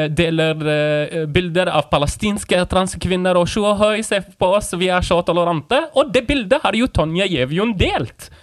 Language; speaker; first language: Norwegian; non-native, fluent; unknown